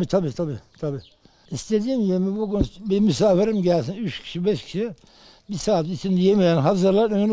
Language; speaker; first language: Turkish; native; Turkish